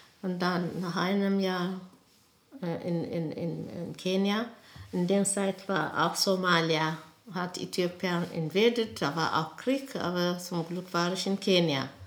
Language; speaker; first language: German; non-native, learner; Amharic